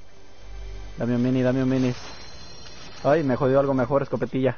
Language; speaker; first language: Spanish; native; Spanish